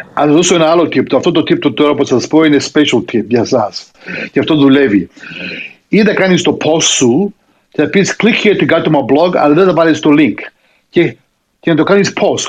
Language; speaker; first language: Greek; early bilingual, heritage; Greek